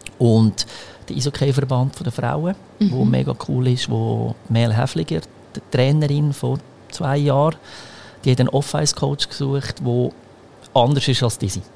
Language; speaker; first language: German; early bilingual, other home language; Croatian